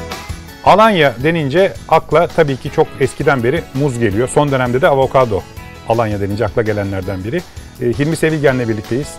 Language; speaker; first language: Turkish; native; Turkish